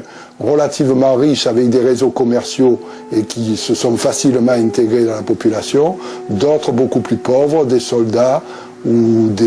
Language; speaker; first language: French; native; French